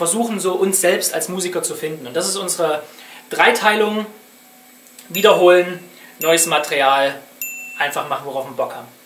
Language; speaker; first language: German; native; German